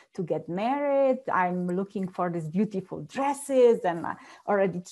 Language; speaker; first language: English; non-native, fluent; Polish